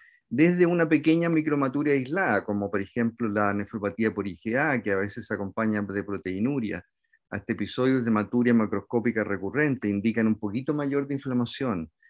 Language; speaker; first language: Spanish; native; Spanish